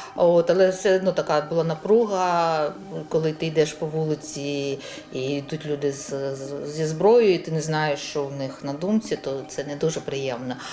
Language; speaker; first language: Ukrainian; non-native, local second language; Russian